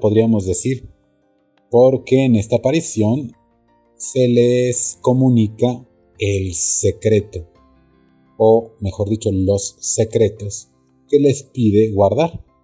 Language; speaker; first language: Spanish; native; Spanish